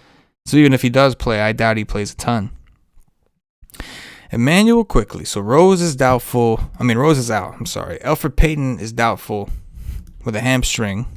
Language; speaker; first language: English; native; English